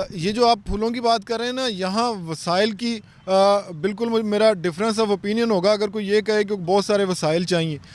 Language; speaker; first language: Urdu; non-native, local second language; Punjabi